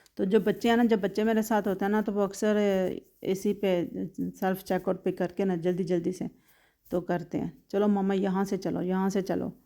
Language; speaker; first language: Urdu; native; Urdu